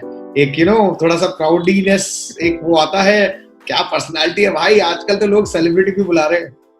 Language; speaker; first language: Hindi; native; Hindi